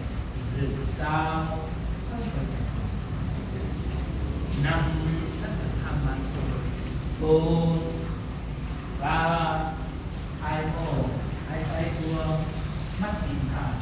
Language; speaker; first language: Vietnamese; non-native, fluent; Hindi